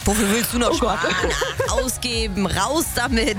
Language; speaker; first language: German; native; German